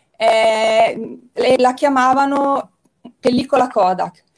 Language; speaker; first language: Italian; native; Italian